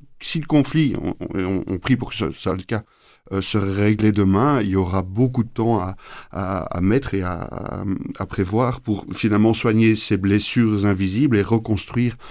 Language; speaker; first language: French; native; French